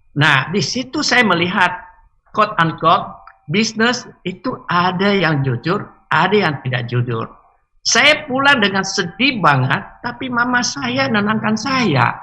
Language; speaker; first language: Indonesian; native; Indonesian